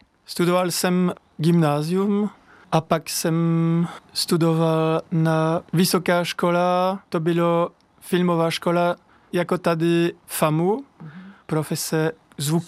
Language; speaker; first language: Czech; non-native, learner; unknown